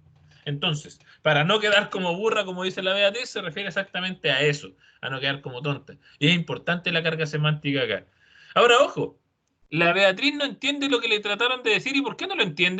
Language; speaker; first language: Spanish; native; Spanish